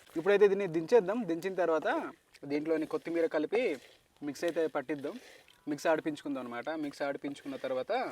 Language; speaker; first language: Telugu; native; Telugu